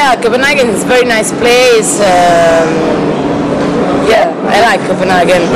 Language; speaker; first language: English; non-native, learner; Italian